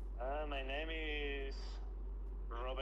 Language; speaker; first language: English; non-native, learner; Spanish